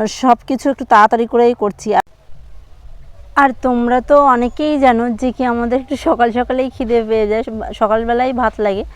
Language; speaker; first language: Bangla; native; Bangla